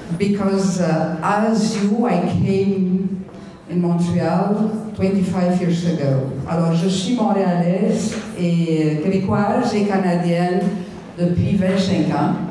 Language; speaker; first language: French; non-native, fluent; Romanian